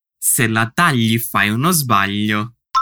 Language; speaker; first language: Italian; non-native, fluent; Portuguese